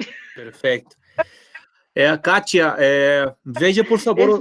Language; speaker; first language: Portuguese; non-native, fluent; Spanish